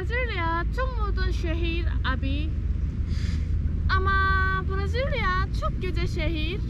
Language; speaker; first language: Turkish; non-native, learner; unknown